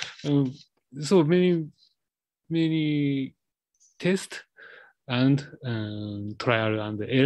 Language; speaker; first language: English; non-native, learner; Japanese